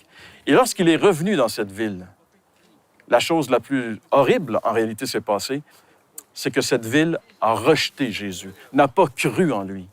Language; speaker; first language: French; native; French